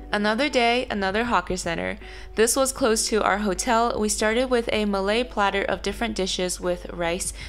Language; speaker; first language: English; non-native, fluent; Chinese